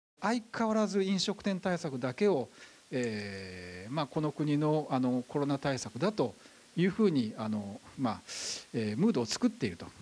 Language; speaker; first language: Japanese; native; Japanese